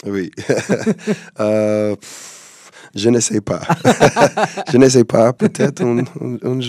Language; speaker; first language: French; non-native, learner; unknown